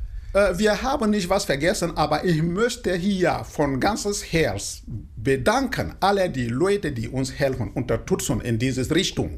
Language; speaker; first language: German; non-native, fluent; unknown